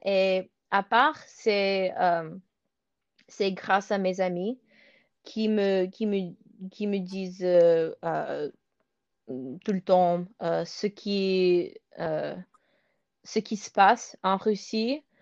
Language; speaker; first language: French; non-native, learner; Russian